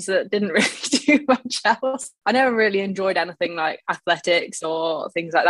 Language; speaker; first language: English; native; English